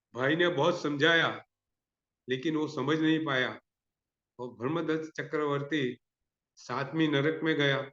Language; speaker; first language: Hindi; non-native, local second language; Gujarati